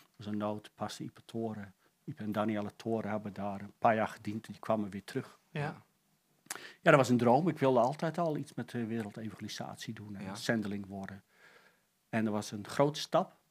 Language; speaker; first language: Dutch; native; Dutch